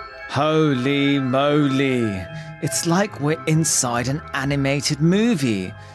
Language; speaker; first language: English; early bilingual, heritage; English